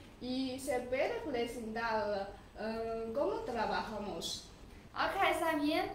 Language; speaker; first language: Spanish; non-native, learner; Chinese